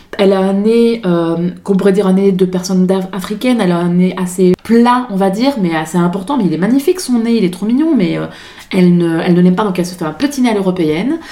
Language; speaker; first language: French; native; French